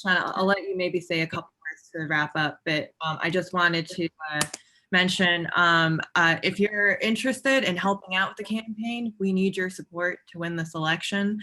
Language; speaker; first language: English; native; English